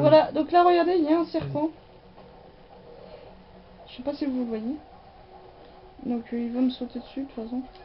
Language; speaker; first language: French; native; French